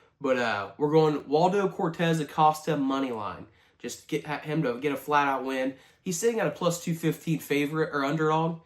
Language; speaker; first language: English; native; English